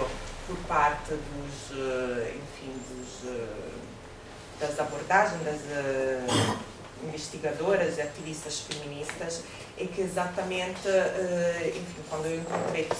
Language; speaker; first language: Portuguese; non-native, fluent; Italian